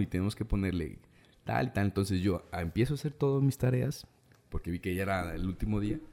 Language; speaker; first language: Spanish; native; Spanish